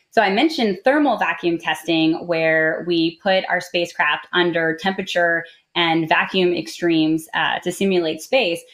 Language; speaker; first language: English; native; English